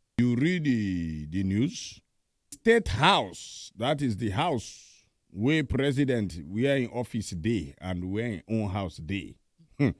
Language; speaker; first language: Nigerian Pidgin; native; Nigerian Pidgin